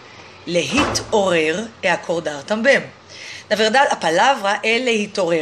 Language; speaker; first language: Portuguese; non-native, fluent; Hebrew